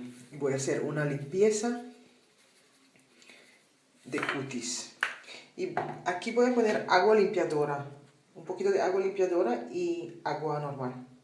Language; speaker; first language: Spanish; non-native, fluent; Papiamento